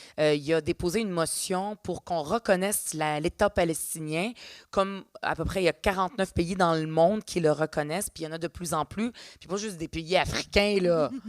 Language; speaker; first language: French; early bilingual, other home language; Arabic